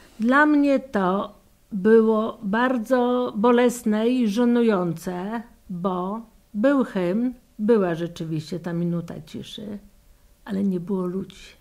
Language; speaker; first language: Polish; native; Polish